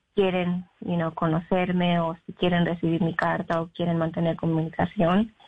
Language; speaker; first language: Spanish; early bilingual, heritage; Spanish